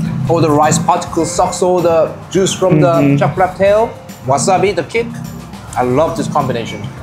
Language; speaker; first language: English; non-native, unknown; Korean